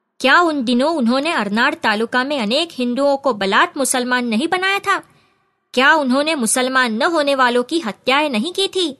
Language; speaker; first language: Hindi; non-native, local second language; Marathi